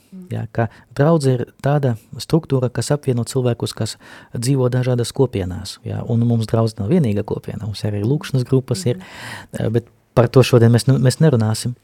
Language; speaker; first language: Latvian; non-native, local second language; Russian